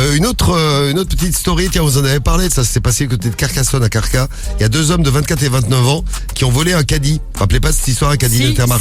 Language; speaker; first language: French; native; French